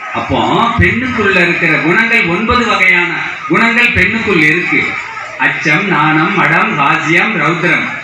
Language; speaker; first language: Tamil; non-native, local second language; Telugu